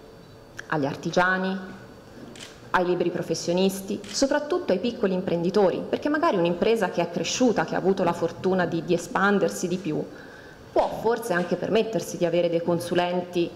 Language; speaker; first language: Italian; native; Italian